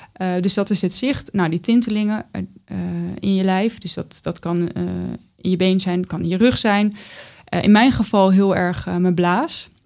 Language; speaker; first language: Dutch; native; Dutch